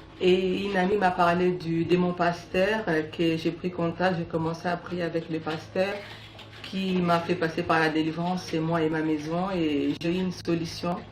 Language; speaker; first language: French; native; French